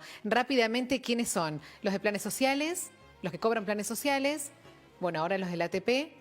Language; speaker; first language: Spanish; native; Spanish